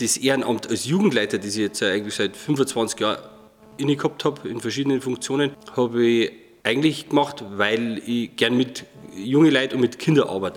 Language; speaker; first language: German; native; German